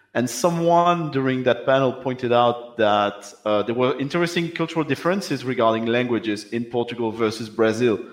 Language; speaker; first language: English; non-native, fluent; French